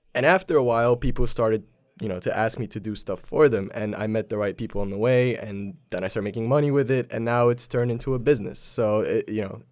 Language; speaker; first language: English; early bilingual, other home language; Polish